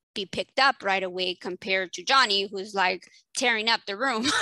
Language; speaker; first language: English; early bilingual, other home language; Spanish